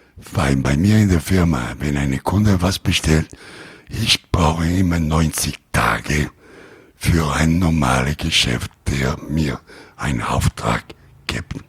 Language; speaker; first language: German; non-native, learner; Italian